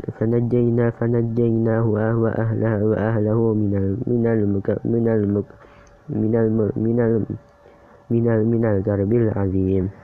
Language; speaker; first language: Arabic; non-native, learner; Indonesian